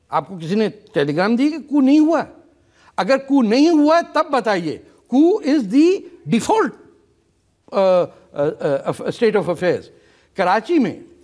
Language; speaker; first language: Urdu; native; Urdu